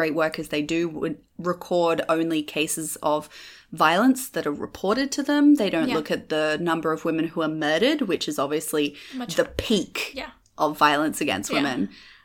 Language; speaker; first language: English; native; English